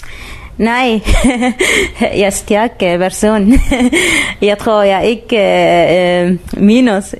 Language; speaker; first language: Danish; non-native, learner; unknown